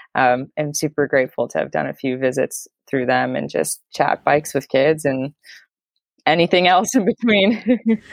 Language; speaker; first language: English; native; English